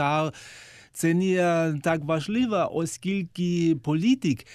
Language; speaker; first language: Ukrainian; non-native, fluent; German